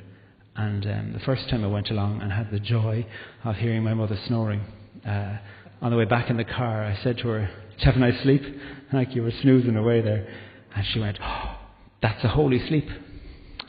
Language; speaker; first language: English; native; English